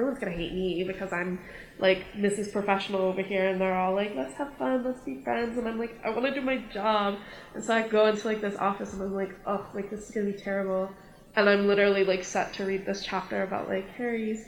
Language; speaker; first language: English; native; English